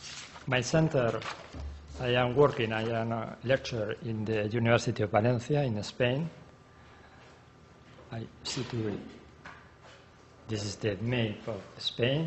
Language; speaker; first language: English; non-native, learner; Spanish